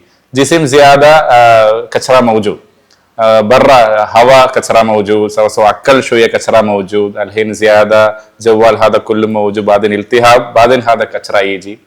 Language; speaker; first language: Arabic; non-native, learner; Malayalam